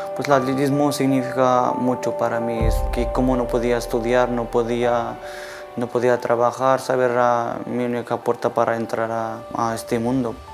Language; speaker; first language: Spanish; non-native, fluent; Arabic